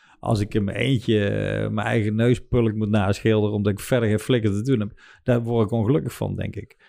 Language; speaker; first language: Dutch; native; Dutch